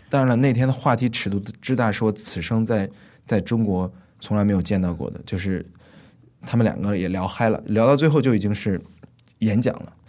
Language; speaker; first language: Chinese; native; Chinese